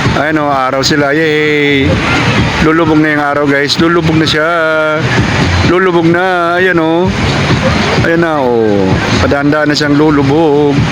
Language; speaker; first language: Filipino; non-native, local second language; Cebuano